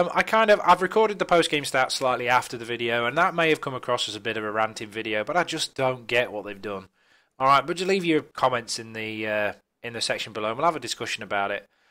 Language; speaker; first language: English; native; English